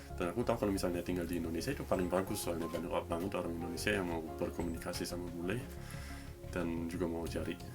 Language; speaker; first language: Indonesian; non-native, fluent; German